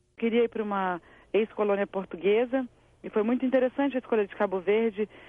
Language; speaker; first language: Portuguese; native; Portuguese